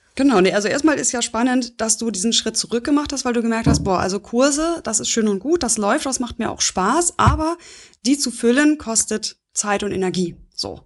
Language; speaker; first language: German; native; German